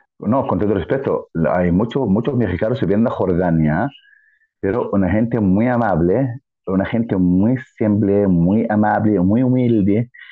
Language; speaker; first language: Spanish; non-native, fluent; Arabic